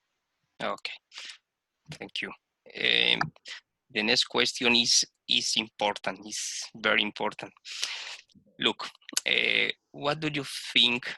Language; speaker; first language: English; non-native, learner; Spanish